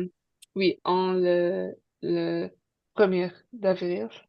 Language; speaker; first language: French; non-native, learner; English